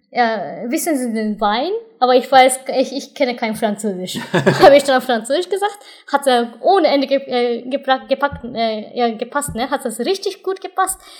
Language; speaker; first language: German; non-native, learner; Japanese